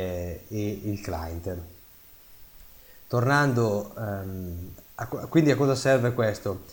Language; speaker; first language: Italian; native; Italian